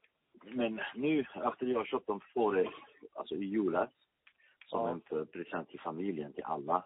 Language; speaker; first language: Swedish; non-native, fluent; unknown